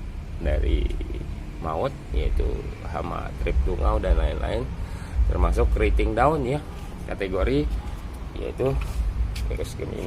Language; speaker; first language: Indonesian; native; Indonesian